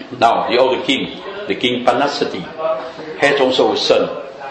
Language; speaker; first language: English; non-native, fluent; Vietnamese